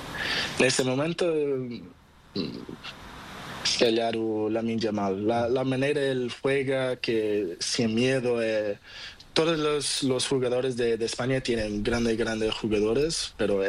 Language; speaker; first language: Spanish; non-native, learner; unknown